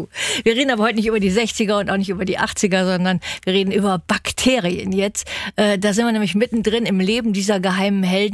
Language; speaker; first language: German; native; German